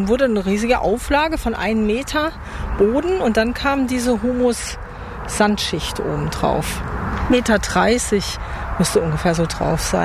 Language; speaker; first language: German; native; German